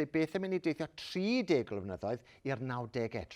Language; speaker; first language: Welsh; native; Welsh